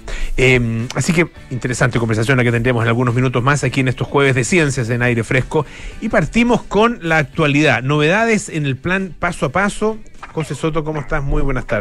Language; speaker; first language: Spanish; native; Spanish